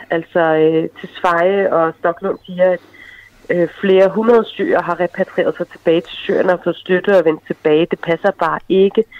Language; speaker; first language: Danish; early bilingual, other home language; Arabic